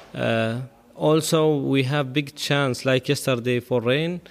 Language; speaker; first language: English; non-native, learner; Arabic